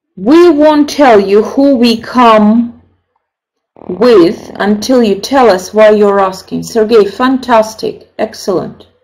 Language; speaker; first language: English; non-native, fluent; Russian